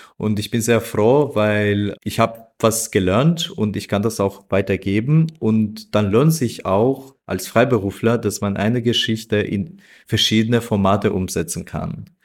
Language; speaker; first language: German; non-native, fluent; Albanian